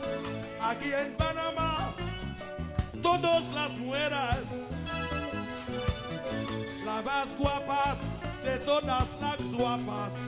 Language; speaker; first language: Spanish; non-native, learner; Haitian Creole